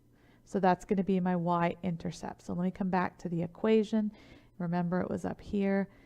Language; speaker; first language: English; native; English